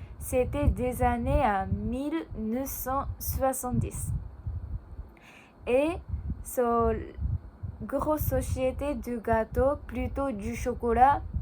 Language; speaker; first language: French; non-native, learner; Japanese